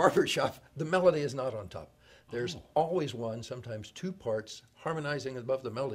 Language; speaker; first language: English; native; English